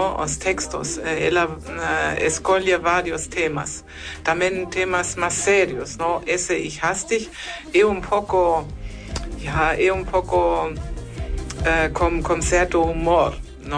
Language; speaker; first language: Portuguese; non-native, fluent; German